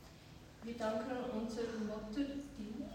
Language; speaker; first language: German; early bilingual, other home language; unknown